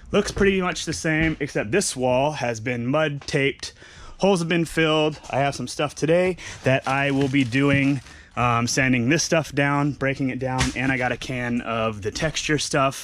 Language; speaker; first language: English; native; English